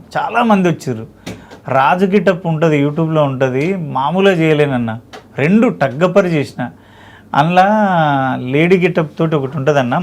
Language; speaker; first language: Telugu; native; Telugu